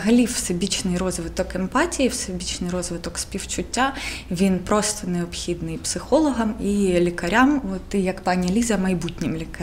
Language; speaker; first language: Ukrainian; non-native, local second language; Russian